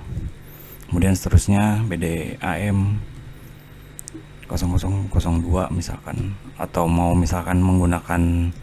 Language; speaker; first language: Indonesian; native; Indonesian